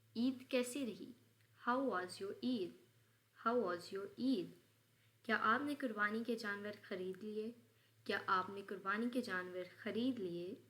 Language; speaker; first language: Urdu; native; Urdu